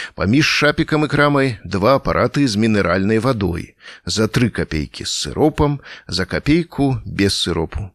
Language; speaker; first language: Belarusian; native; Belarusian